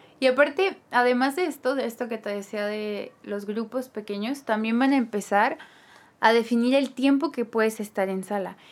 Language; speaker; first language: Spanish; native; Spanish